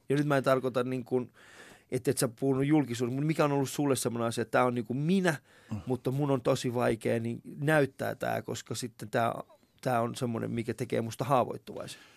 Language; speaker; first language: Finnish; non-native, fluent; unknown